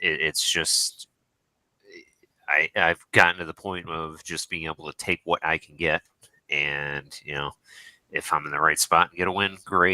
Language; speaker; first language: English; native; English